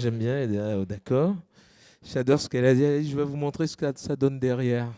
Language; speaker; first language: French; native; French